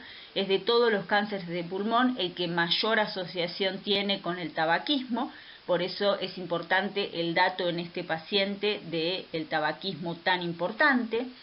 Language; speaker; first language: Spanish; native; Spanish